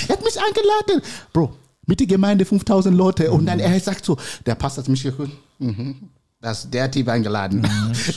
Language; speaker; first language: German; non-native, learner; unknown